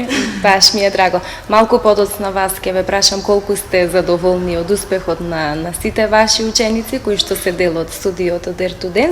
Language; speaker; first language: Macedonian; native; Macedonian